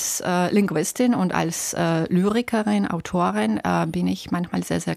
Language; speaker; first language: German; non-native, fluent; Russian